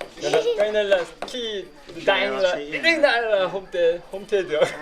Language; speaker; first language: Vietnamese; non-native, learner; Korean